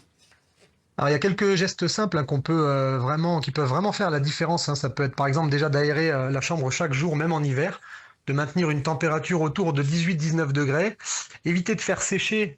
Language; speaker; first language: French; native; French